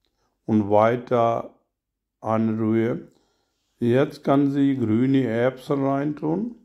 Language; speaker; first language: German; non-native, learner; Urdu